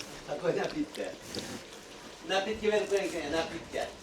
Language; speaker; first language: Russian; non-native, fluent; Uzbek